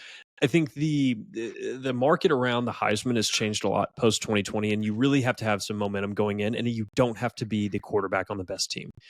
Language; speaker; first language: English; native; English